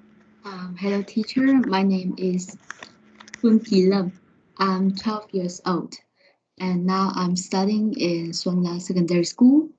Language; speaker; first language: English; non-native, learner; Vietnamese